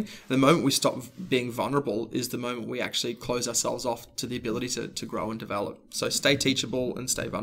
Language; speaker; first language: English; native; English